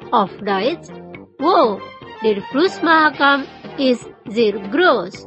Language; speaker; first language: German; non-native, fluent; Indonesian